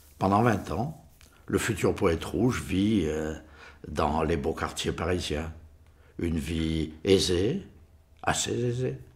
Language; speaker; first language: French; native; French